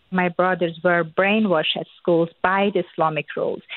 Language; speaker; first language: English; non-native, fluent; Persian